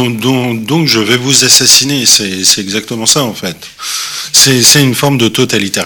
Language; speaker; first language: French; native; French